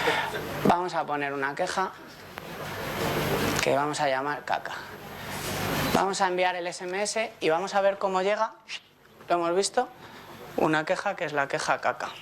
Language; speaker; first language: Spanish; native; Spanish